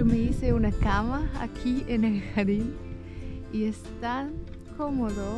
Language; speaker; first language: Spanish; non-native, fluent; German